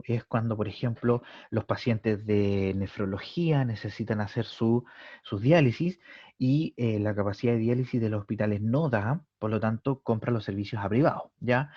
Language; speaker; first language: Spanish; native; Spanish